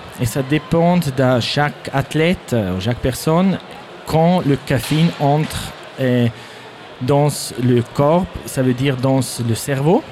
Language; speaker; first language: French; non-native, fluent; German